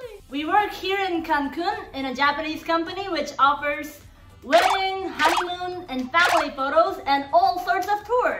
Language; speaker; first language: English; non-native, fluent; Japanese